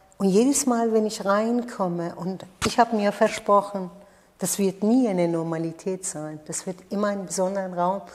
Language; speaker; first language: German; non-native, fluent; Persian